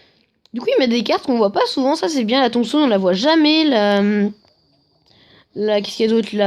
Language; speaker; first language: French; native; French